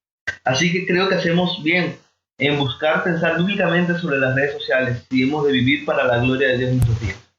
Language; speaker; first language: Spanish; native; Spanish